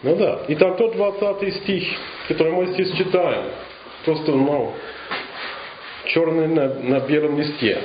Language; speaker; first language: Russian; non-native, fluent; English